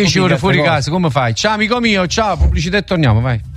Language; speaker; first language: Italian; native; Italian